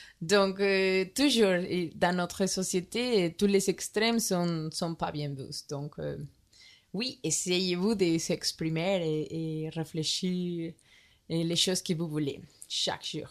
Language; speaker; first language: French; non-native, learner; Spanish